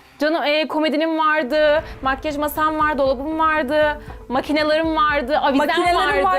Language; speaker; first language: Turkish; native; Turkish